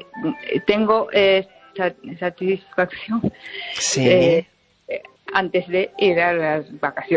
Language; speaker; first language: Spanish; non-native, learner; Japanese